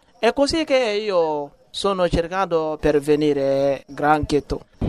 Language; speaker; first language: Italian; non-native, learner; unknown